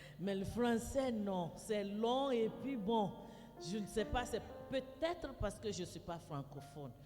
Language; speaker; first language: French; non-native, fluent; Yoruba